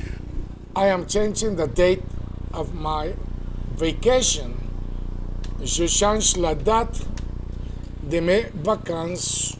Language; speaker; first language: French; non-native, fluent; Spanish